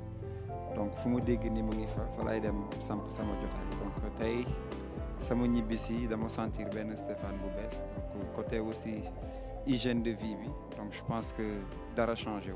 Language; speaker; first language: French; non-native, local second language; Wolof